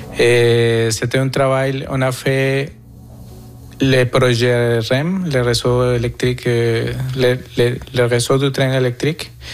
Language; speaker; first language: French; non-native, fluent; Spanish